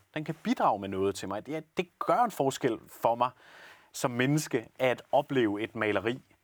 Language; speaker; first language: Danish; native; Danish